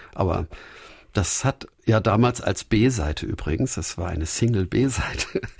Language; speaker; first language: German; native; German